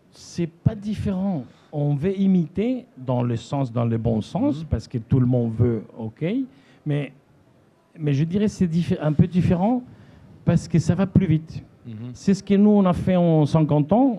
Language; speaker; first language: French; non-native, fluent; Spanish